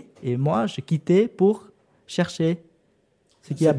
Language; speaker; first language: French; non-native, learner; Vietnamese